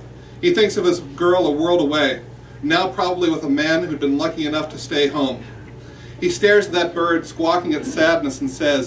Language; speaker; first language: English; native; English